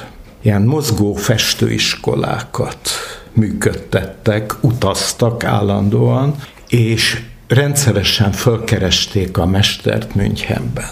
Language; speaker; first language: Hungarian; native; Hungarian